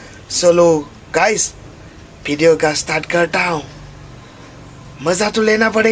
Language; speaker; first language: Hindi; non-native, local second language; Bodo